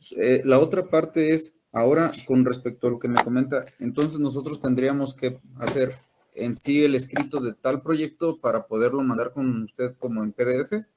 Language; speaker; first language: Spanish; native; Spanish